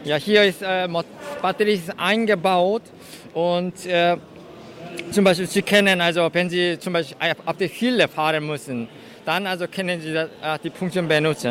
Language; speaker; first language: German; non-native, fluent; Korean